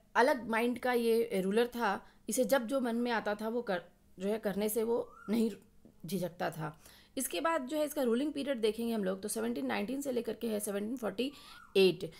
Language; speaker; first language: Hindi; native; Hindi